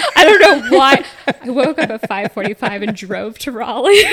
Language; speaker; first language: English; native; English